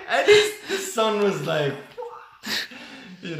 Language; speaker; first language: English; native; English